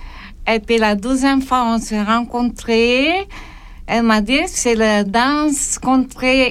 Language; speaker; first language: French; non-native, learner; Filipino